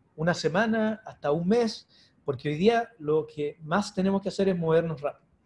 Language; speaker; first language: Spanish; native; Spanish